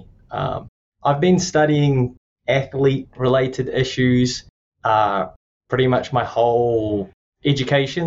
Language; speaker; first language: English; native; English